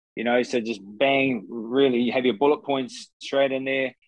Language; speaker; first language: English; native; English